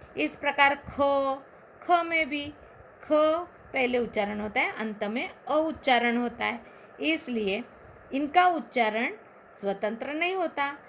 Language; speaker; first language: Hindi; non-native, local second language; Marathi